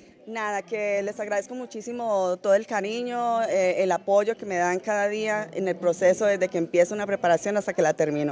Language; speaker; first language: Spanish; native; Spanish